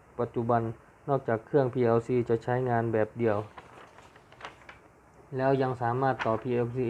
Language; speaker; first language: Thai; native; Thai